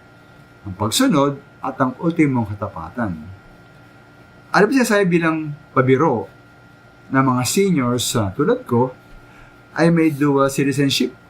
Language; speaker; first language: Filipino; native; Filipino